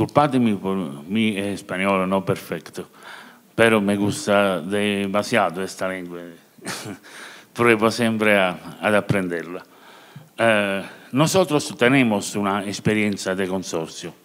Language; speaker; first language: Spanish; non-native, learner; Italian